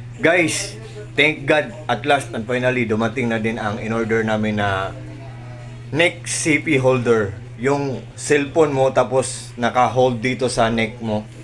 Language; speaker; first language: Filipino; non-native, local second language; Cebuano